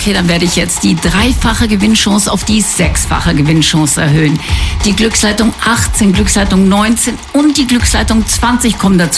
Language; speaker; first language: German; native; German